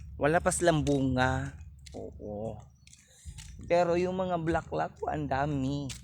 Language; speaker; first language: Filipino; non-native, local second language; Cebuano